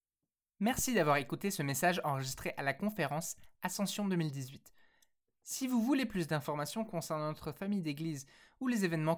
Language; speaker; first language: French; native; French